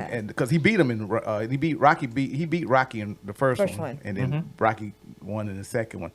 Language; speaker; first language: English; native; English